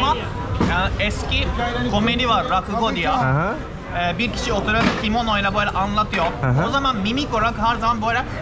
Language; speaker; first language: Turkish; non-native, fluent; Japanese